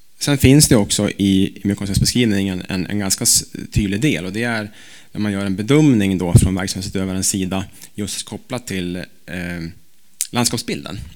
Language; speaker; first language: Swedish; native; Swedish